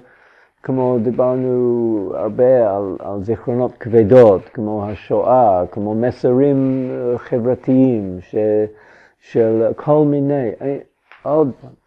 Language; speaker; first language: Hebrew; non-native, fluent; English